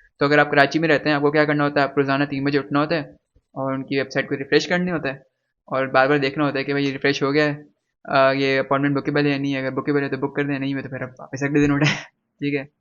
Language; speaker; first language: Urdu; native; Urdu